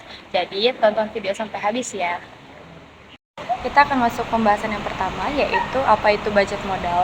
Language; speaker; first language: Indonesian; native; Indonesian